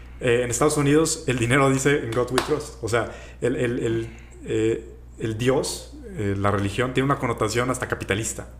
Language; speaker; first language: Spanish; native; Spanish